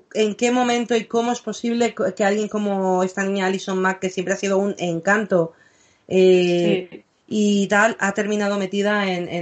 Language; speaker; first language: Spanish; non-native, fluent; English